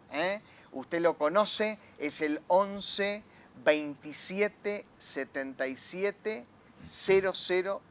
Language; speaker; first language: Spanish; native; Spanish